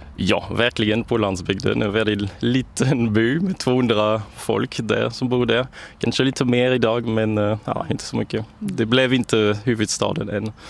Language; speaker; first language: Swedish; non-native, fluent; French